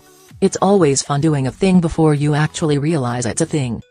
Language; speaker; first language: English; native; English